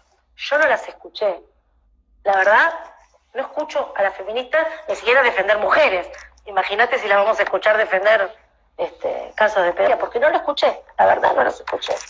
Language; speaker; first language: Spanish; native; Spanish